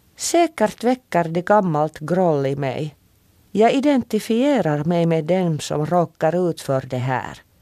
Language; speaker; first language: Swedish; non-native, local second language; Finnish